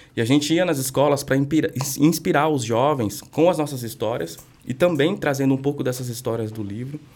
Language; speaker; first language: Portuguese; native; Portuguese